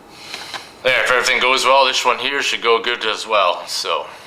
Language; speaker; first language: English; native; English